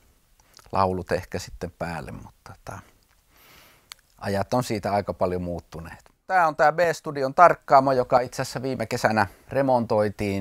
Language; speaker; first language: Finnish; native; Finnish